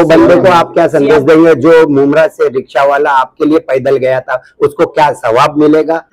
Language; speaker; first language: Hindi; native; Hindi